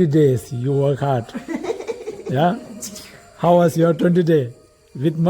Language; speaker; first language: English; non-native, learner; Tibetan